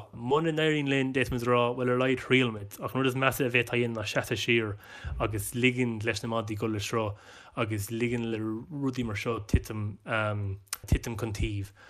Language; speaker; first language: Irish; non-native, local second language; English